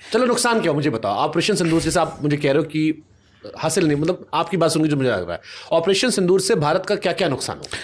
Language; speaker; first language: Hindi; native; Hindi